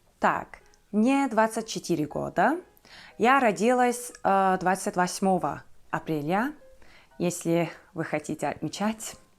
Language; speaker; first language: Russian; non-native, fluent; Turkish